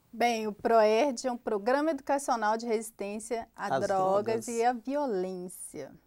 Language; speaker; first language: Portuguese; native; Portuguese